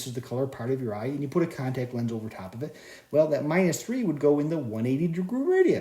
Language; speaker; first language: English; native; English